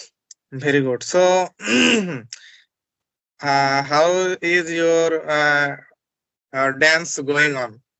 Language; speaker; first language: English; non-native, learner; Bangla